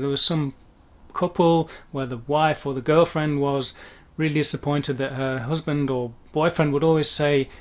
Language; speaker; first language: English; native; English